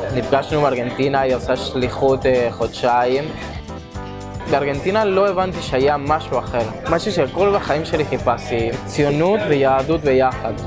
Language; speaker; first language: Hebrew; non-native, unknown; Spanish